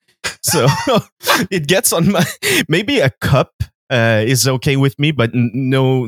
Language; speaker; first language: English; non-native, fluent; French